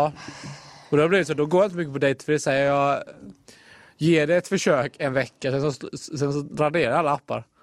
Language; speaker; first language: Swedish; native; Swedish